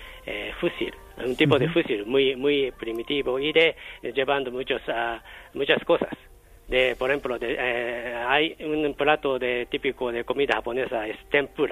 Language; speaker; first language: Spanish; non-native, learner; Japanese